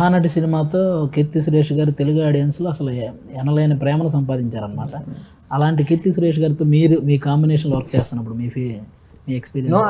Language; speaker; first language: Telugu; native; Telugu